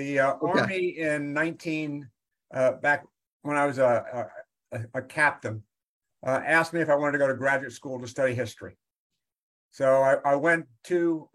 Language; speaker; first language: English; native; English